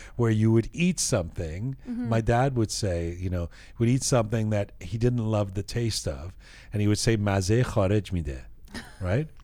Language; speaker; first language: English; native; English